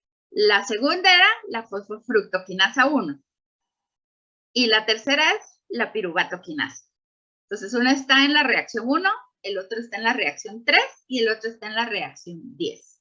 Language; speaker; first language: Spanish; native; Spanish